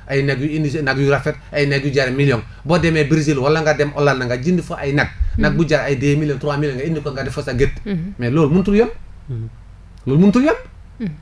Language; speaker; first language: Wolof; non-native, local second language; Fula